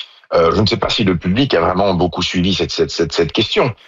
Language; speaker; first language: French; native; French